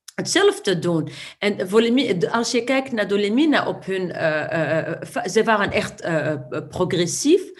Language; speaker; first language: Dutch; non-native, fluent; Arabic